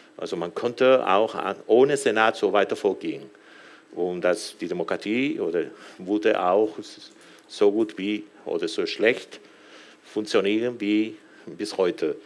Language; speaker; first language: German; non-native, fluent; Spanish